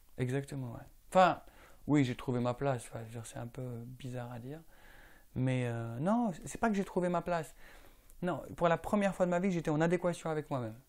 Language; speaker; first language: French; non-native, local second language; Arabic